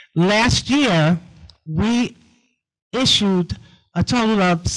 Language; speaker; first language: English; native; English